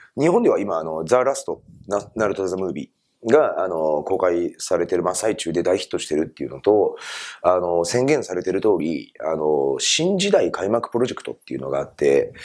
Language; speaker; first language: Japanese; native; Japanese